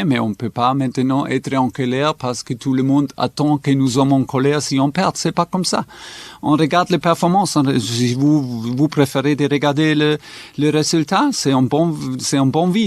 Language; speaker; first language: French; non-native, fluent; German